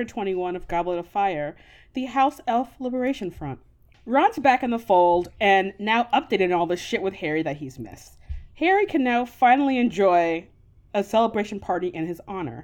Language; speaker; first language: English; native; English